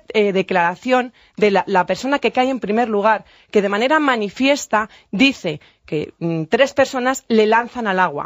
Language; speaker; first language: Spanish; native; Spanish